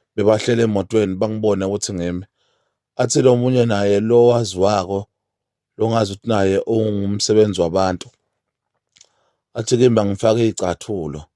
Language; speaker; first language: Zulu; non-native, local second language; Swati